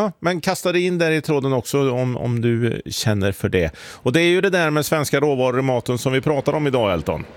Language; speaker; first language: Swedish; native; Swedish